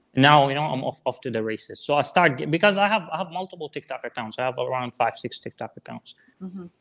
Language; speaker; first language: English; non-native, fluent; Arabic